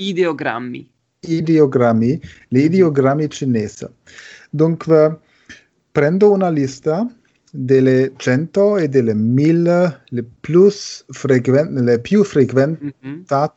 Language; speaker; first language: Italian; non-native, learner; German